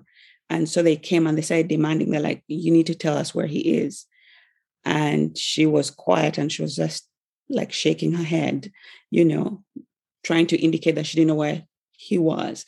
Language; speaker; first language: English; non-native, local second language; Ganda